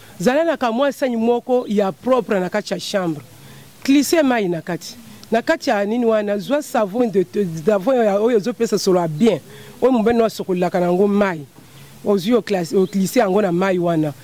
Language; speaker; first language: Lingala; non-native, local second language; Luba-Lulua